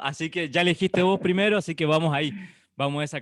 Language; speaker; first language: Spanish; native; Spanish